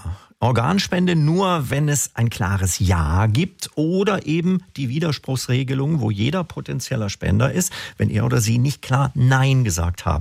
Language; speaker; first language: German; native; German